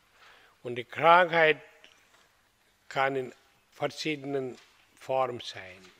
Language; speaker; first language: German; non-native, fluent; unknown